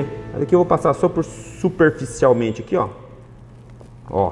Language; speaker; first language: Portuguese; native; Portuguese